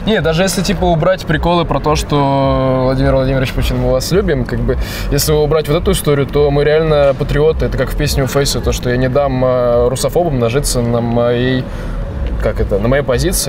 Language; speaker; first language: Russian; native; Russian